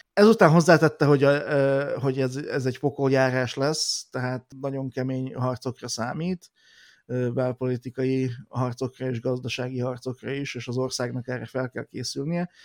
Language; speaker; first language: Hungarian; native; Hungarian